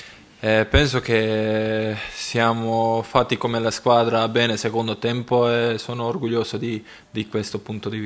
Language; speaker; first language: Italian; non-native, learner; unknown